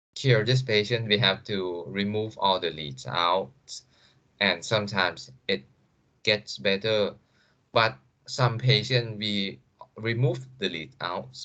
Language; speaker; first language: English; non-native, fluent; Thai